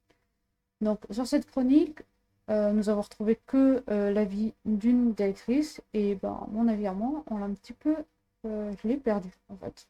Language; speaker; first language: French; native; French